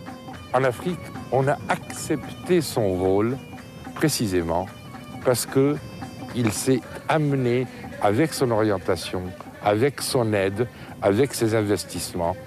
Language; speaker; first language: French; native; French